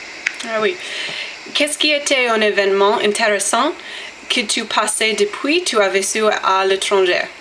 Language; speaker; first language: French; non-native, learner; English